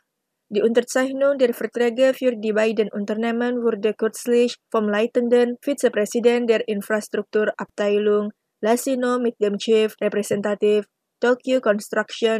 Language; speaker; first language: German; non-native, fluent; Indonesian